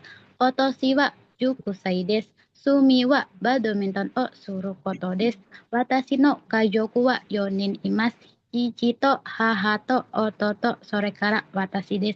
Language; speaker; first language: Japanese; non-native, learner; Indonesian